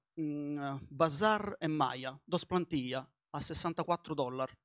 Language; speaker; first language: Spanish; non-native, learner; Italian